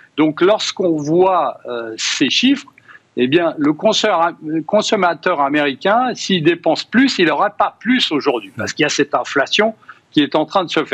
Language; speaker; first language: French; native; French